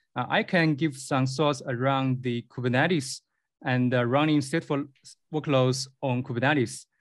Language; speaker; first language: English; non-native, fluent; Chinese